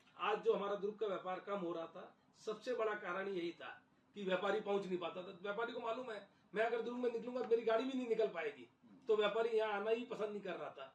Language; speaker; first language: Hindi; native; Hindi